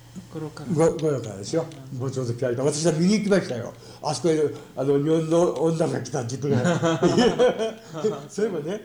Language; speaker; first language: Japanese; native; Japanese